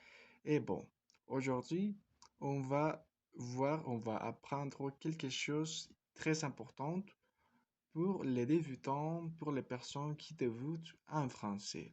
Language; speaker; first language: French; non-native, fluent; Spanish